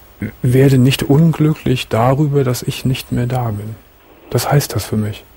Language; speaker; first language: German; native; German